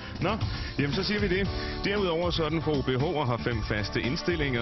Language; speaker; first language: Danish; native; Danish